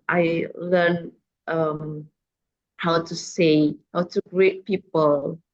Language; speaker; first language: English; non-native, learner; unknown